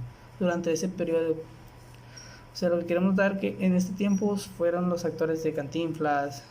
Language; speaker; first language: Spanish; native; Spanish